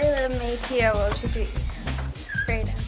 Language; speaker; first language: French; non-native, learner; English